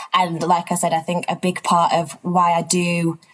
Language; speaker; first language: English; native; English